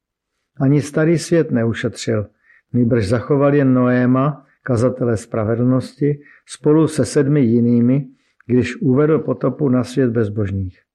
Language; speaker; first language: Czech; native; Czech